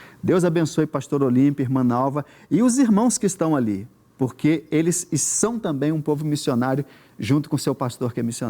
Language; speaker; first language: Portuguese; native; Portuguese